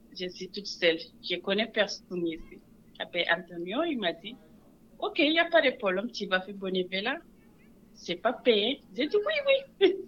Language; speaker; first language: French; non-native, local second language; Wolof